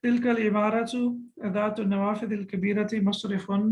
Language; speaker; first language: Arabic; non-native, fluent; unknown